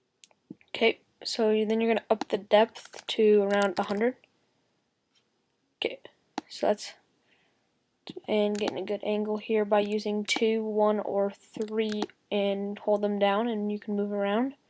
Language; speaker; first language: English; native; English